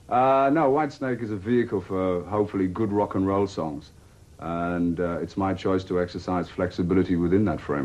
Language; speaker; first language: English; native; English